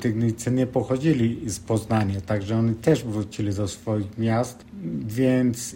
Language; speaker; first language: Polish; non-native, fluent; Spanish